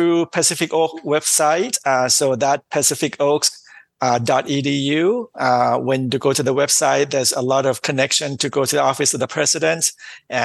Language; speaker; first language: English; non-native, fluent; Thai